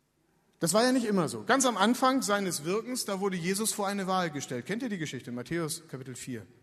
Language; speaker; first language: German; native; German